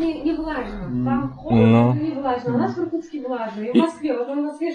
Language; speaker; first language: Russian; native; Russian